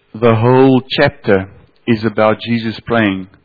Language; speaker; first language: English; non-native, local second language; Afrikaans